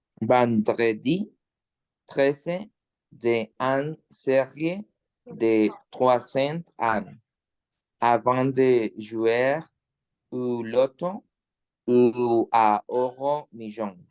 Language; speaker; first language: French; non-native, learner; Spanish